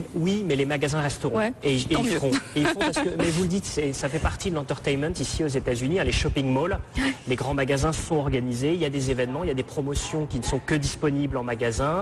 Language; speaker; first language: French; native; French